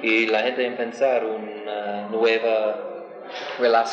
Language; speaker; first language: Spanish; non-native, learner; English